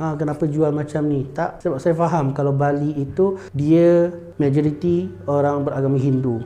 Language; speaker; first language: Malay; native; Malay